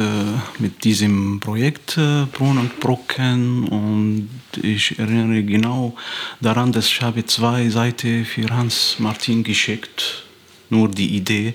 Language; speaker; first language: German; non-native, fluent; Arabic